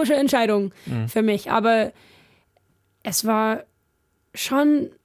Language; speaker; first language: German; non-native, fluent; English